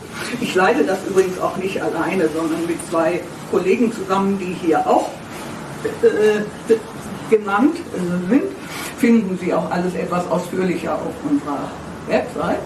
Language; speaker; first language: German; native; German